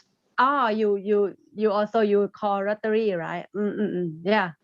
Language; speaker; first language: English; non-native, learner; Thai